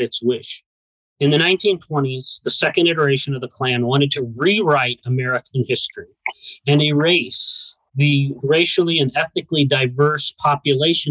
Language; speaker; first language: English; native; English